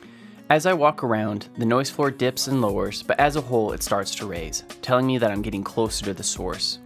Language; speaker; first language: English; native; English